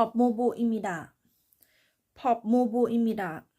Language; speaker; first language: Korean; non-native, learner; Thai